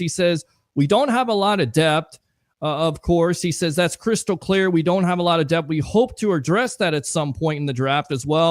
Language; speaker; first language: English; native; English